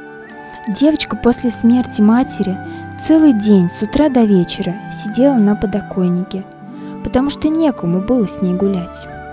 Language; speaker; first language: Russian; native; Russian